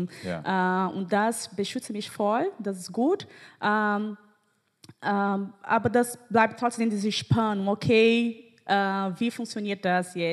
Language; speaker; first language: German; non-native, fluent; Portuguese